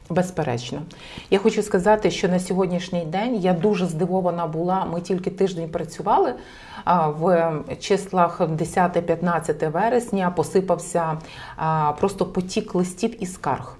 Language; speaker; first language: Ukrainian; native; Ukrainian